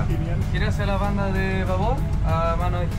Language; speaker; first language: Spanish; native; Spanish